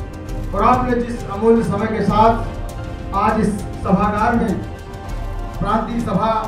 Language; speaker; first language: Hindi; native; Hindi